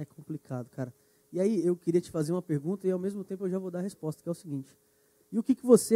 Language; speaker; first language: Portuguese; native; Portuguese